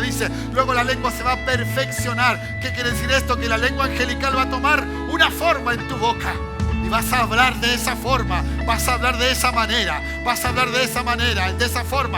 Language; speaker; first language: Spanish; native; Spanish